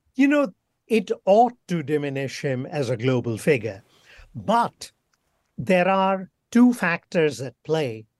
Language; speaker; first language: English; non-native, local second language; Bangla